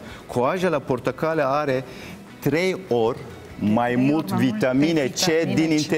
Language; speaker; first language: Romanian; non-native, learner; Turkish